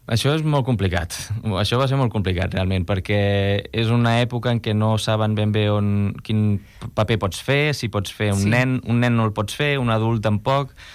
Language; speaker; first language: Catalan; non-native, local second language; Spanish